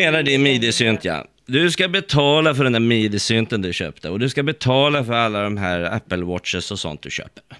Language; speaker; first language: Swedish; native; Swedish